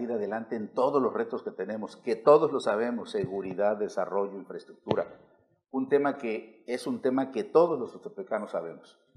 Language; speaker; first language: Spanish; native; Spanish